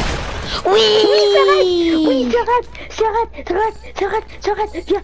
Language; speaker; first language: French; native; French